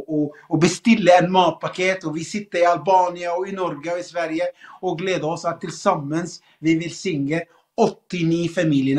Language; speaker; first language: Norwegian; non-native, fluent; Arabic